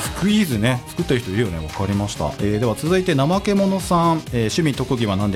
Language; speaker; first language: Japanese; native; Japanese